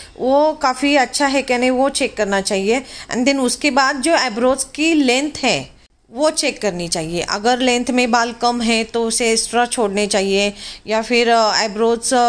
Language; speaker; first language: Hindi; non-native, local second language; Marathi